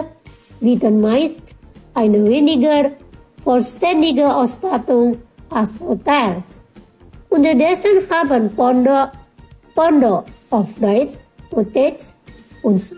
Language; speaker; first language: German; non-native, fluent; Indonesian